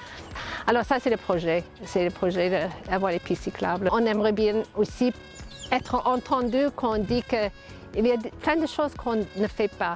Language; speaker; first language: French; non-native, fluent; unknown